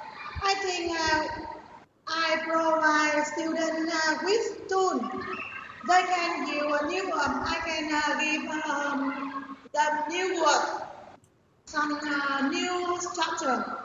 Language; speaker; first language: English; non-native, learner; Vietnamese